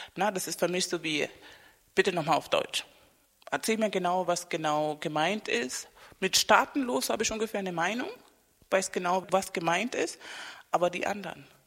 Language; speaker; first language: German; non-native, fluent; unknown